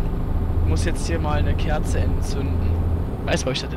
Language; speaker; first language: German; native; German